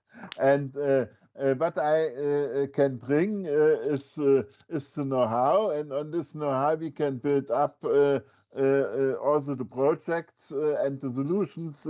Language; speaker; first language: English; non-native, fluent; German